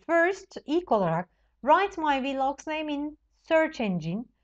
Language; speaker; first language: English; non-native, fluent; Turkish